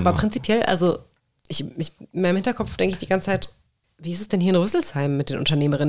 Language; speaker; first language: German; native; German